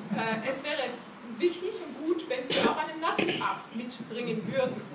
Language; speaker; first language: German; non-native, fluent; Hungarian